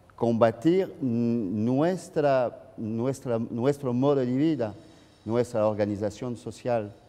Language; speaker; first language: Spanish; non-native, fluent; French